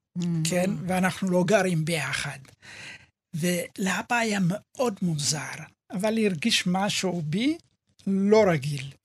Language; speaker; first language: Hebrew; early bilingual, other home language; Amharic